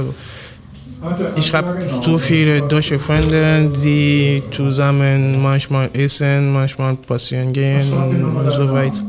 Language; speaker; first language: German; non-native, learner; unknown